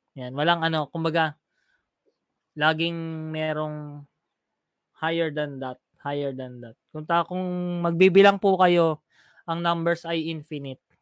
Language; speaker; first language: Filipino; native; Filipino